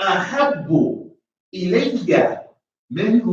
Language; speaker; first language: Arabic; non-native, fluent; English